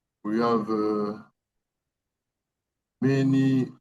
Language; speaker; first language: English; non-native, learner; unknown